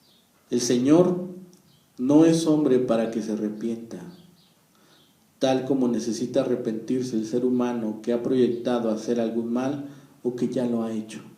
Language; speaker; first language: Spanish; native; Spanish